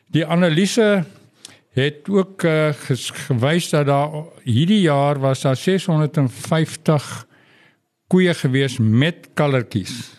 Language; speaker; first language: Afrikaans; non-native, local second language; English